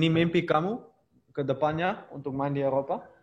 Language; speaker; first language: Indonesian; non-native, learner; Dutch